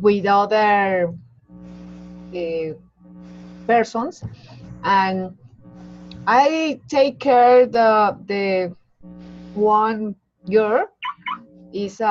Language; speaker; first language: English; non-native, learner; Spanish